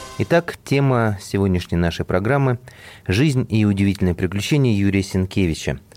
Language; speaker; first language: Russian; native; Russian